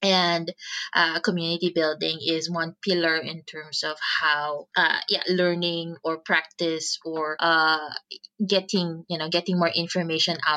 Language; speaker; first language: English; non-native, local second language; Filipino